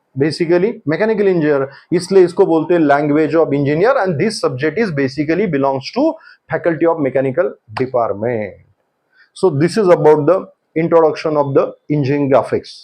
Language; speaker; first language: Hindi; non-native, local second language; Marathi